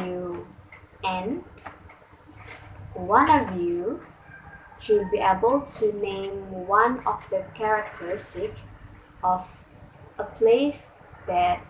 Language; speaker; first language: English; non-native, fluent; Indonesian